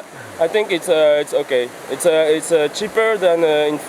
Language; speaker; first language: English; non-native, fluent; French